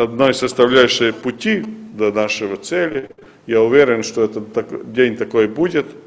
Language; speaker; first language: Russian; native; Russian